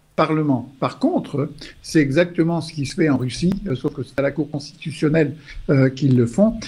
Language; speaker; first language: French; non-native, fluent; English